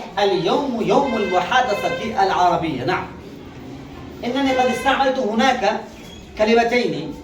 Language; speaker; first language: Arabic; non-native, fluent; Urdu